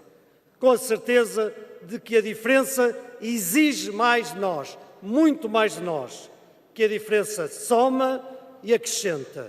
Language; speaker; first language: Portuguese; native; Portuguese